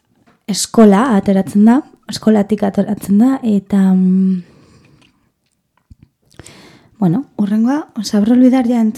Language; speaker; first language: Basque; non-native, learner; Spanish